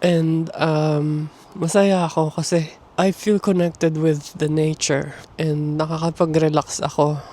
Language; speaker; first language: Filipino; native; Filipino